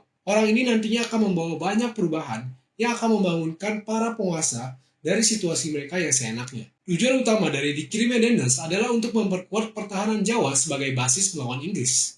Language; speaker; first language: Indonesian; native; Indonesian